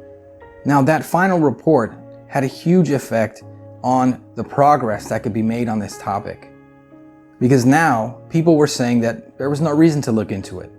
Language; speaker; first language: English; native; English